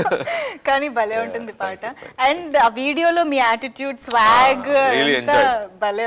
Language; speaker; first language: Telugu; native; Telugu